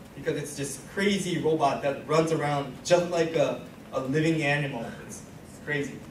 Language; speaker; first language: English; non-native, fluent; Japanese